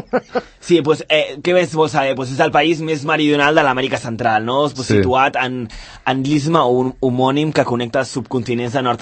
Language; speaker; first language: Catalan; native; Catalan